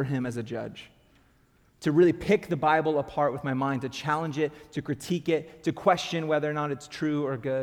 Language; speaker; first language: English; native; English